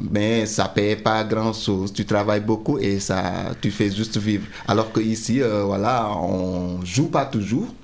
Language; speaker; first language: French; non-native, local second language; Wolof